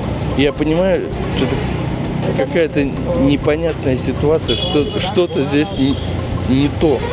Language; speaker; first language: Russian; native; Russian